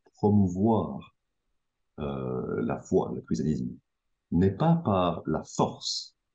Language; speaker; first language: French; native; French